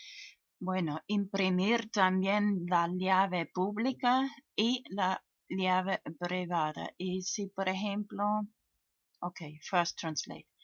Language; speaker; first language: Spanish; non-native, fluent; German